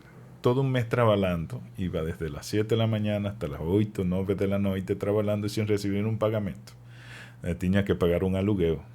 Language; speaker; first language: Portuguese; non-native, learner; Spanish